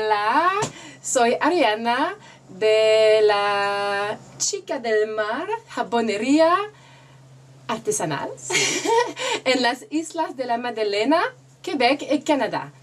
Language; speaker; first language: Spanish; non-native, learner; French